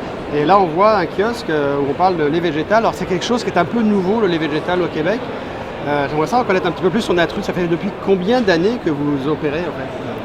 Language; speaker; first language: French; native; French